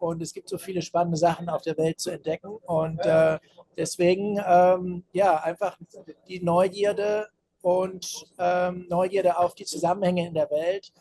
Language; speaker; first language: German; native; German